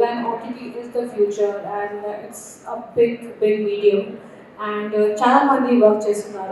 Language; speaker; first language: Telugu; non-native, local second language; Hindi